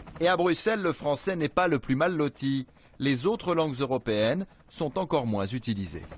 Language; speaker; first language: French; native; French